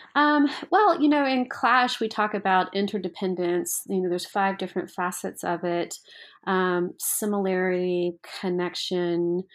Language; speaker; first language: English; native; English